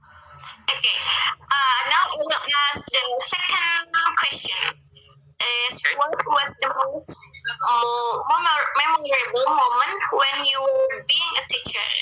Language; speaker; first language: English; non-native, learner; Indonesian